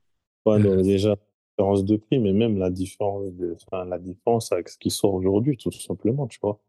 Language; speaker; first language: French; native; French